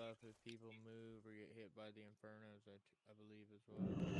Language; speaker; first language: English; native; English